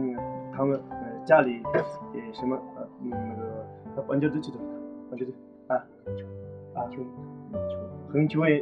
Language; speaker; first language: Chinese; non-native, local second language; Tibetan